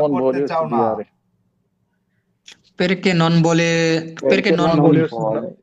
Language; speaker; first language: Italian; non-native, learner; Bangla